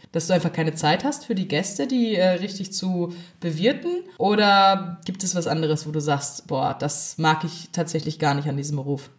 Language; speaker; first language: German; native; German